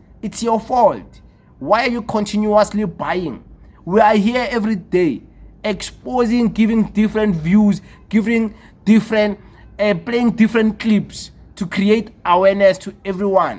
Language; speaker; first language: English; non-native, local second language; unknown